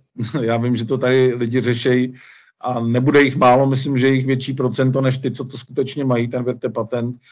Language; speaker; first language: Czech; native; Czech